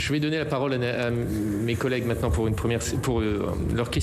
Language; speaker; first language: French; native; French